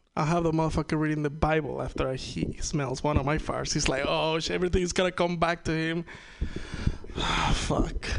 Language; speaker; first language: English; non-native, fluent; Spanish